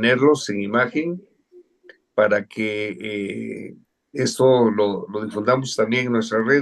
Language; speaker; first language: Spanish; native; Spanish